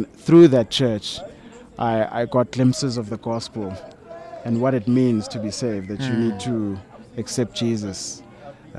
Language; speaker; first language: English; non-native, local second language; Zulu